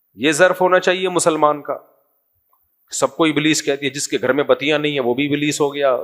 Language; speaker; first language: Urdu; native; Urdu